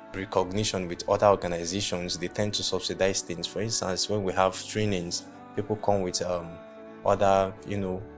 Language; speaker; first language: English; non-native, local second language; Igbo